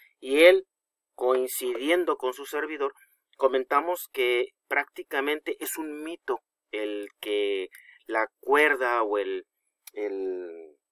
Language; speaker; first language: Spanish; native; Spanish